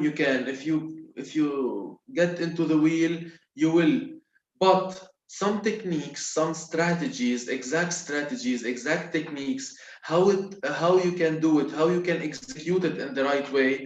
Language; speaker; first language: English; non-native, local second language; Arabic